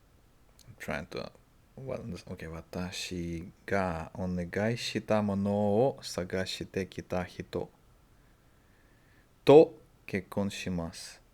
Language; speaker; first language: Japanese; non-native, learner; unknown